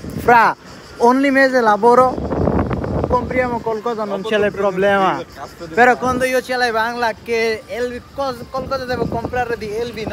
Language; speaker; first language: Italian; non-native, learner; Bangla